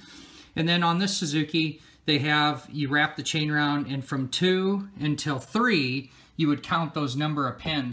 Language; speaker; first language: English; native; English